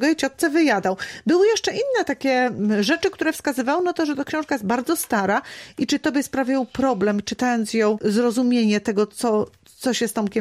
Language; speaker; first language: Polish; native; Polish